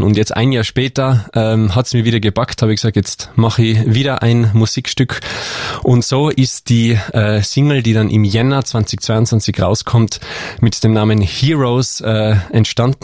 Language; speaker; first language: German; native; German